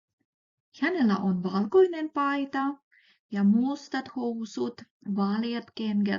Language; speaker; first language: Finnish; non-native, fluent; Russian